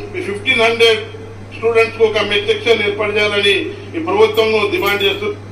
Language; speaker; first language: Telugu; non-native, local second language; Marathi